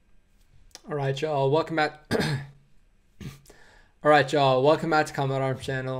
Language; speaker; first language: English; native; English